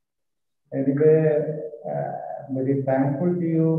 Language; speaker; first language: English; non-native, learner; Malayalam